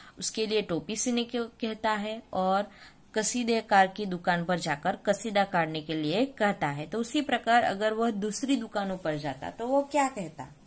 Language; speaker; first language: Hindi; non-native, local second language; Gujarati